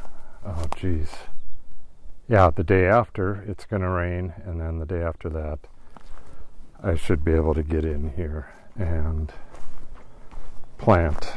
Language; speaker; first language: English; native; English